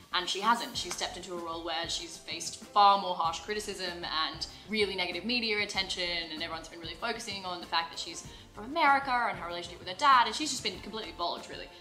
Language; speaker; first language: English; native; English